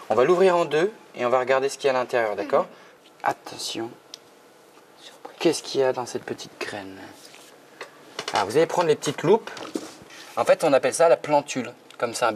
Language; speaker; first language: French; native; French